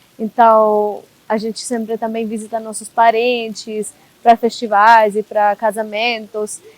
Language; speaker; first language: Portuguese; non-native, learner; Hindi